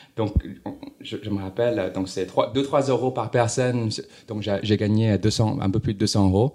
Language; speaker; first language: French; non-native, fluent; Chinese